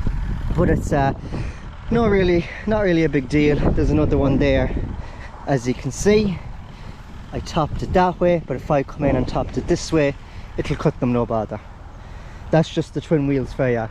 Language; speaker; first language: English; native; English